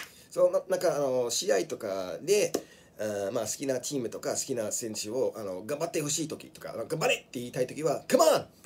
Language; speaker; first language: Japanese; non-native, fluent; English